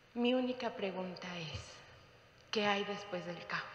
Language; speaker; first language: Spanish; native; Spanish